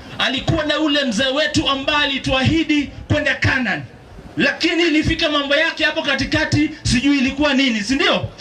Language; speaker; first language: Swahili; native; Swahili